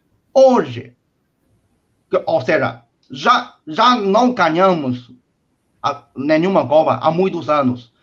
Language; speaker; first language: Portuguese; non-native, fluent; Chinese